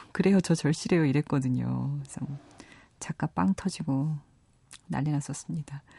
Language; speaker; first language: Korean; native; Korean